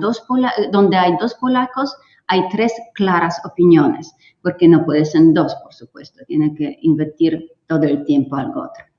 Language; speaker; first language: Spanish; non-native, fluent; Polish